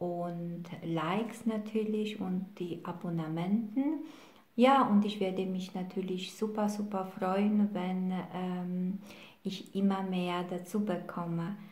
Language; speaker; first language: German; non-native, fluent; Polish